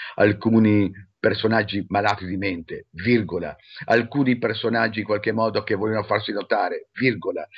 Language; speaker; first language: Italian; native; Italian